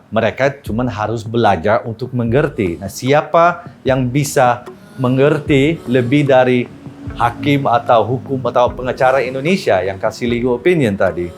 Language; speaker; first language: Indonesian; non-native, learner; Dutch